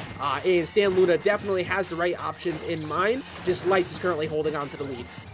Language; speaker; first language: English; native; English